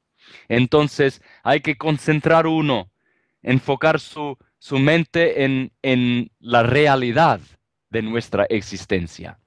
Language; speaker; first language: Spanish; non-native, fluent; Italian